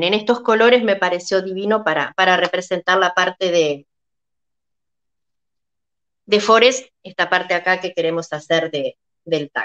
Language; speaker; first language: Spanish; native; Spanish